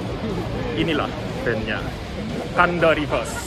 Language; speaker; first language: Indonesian; non-native, fluent; Japanese